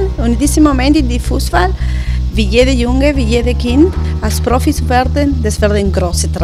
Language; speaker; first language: German; non-native, learner; Spanish